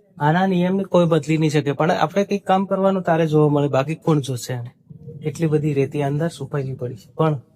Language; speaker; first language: Gujarati; non-native, local second language; Bhili